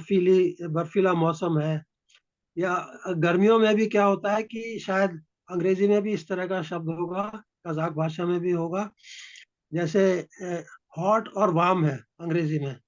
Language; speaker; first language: Hindi; native; Hindi